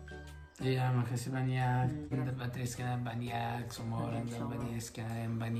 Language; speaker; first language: Indonesian; non-native, learner; Arabic